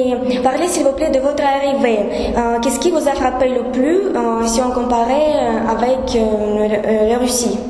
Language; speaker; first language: French; non-native, learner; Russian